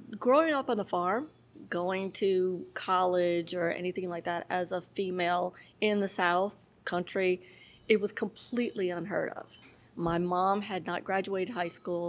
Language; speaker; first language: English; native; English